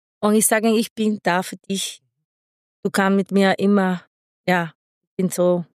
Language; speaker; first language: German; non-native, learner; Spanish